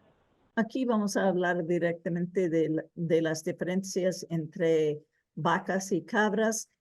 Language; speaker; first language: Spanish; early bilingual, heritage; Spanish